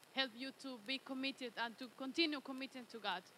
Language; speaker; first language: English; early bilingual, other home language; Spanish